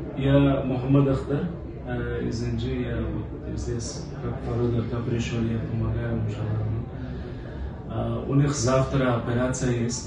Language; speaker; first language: Russian; non-native, learner; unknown